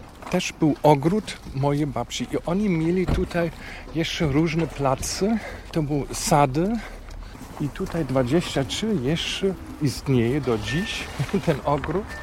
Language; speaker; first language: Polish; non-native, fluent; German